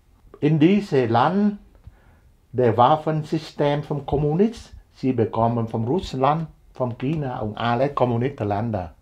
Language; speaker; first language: German; non-native, learner; Vietnamese